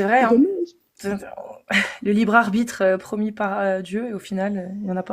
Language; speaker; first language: French; native; French